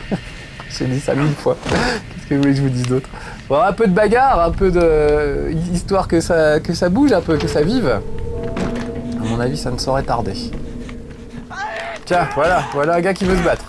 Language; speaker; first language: French; native; French